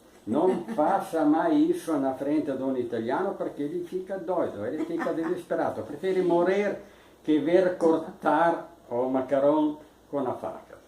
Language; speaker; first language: Portuguese; non-native, fluent; Italian